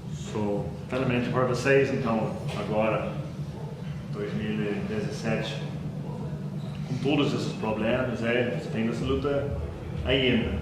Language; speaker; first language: Portuguese; non-native, learner; English